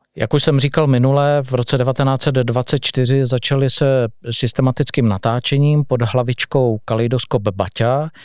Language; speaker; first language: Czech; native; Czech